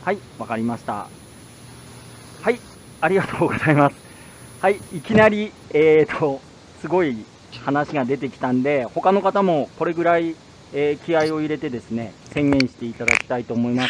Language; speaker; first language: Japanese; native; Japanese